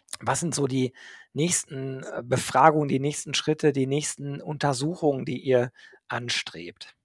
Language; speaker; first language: German; native; German